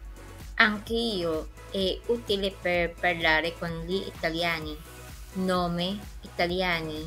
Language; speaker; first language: Italian; non-native, fluent; Filipino